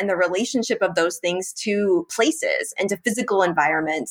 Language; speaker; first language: English; native; English